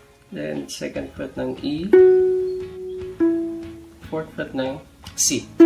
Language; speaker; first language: English; non-native, local second language; Filipino